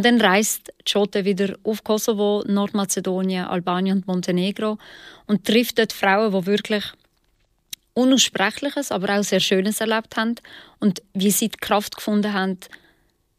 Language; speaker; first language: German; early bilingual, other home language; Albanian